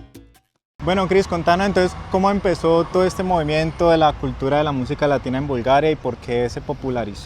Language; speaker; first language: Spanish; native; Spanish